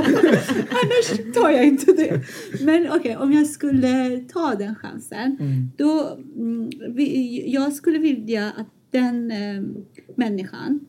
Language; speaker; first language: Swedish; non-native, fluent; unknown